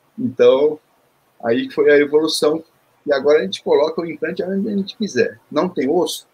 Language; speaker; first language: Portuguese; early bilingual, other home language; Korean